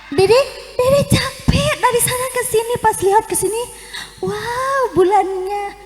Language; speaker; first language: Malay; non-native, local second language; Sundanese